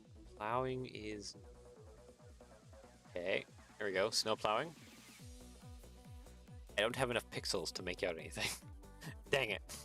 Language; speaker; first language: English; native; English